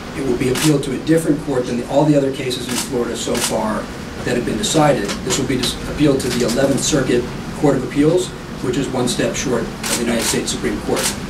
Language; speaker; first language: English; native; English